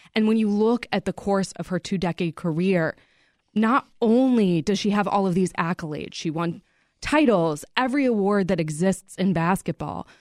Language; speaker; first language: English; native; English